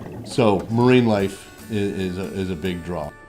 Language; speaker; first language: English; native; English